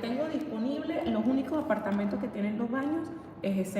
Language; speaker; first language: Spanish; native; Spanish